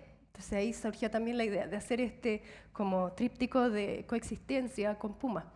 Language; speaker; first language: Spanish; native; Spanish